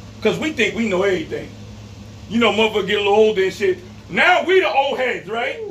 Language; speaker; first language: English; native; English